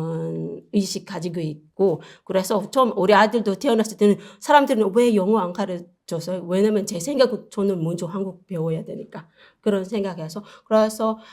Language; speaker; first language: Korean; non-native, learner; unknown